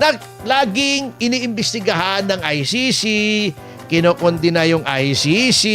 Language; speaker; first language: Filipino; native; Filipino